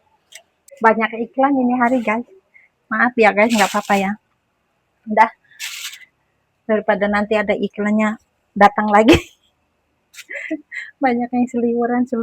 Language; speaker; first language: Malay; non-native, local second language; Indonesian